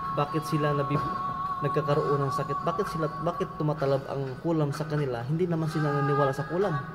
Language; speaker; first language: Filipino; non-native, local second language; Cebuano